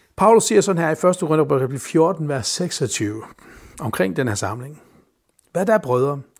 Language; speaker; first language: Danish; non-native, local second language; Faroese